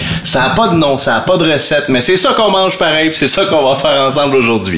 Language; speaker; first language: French; native; French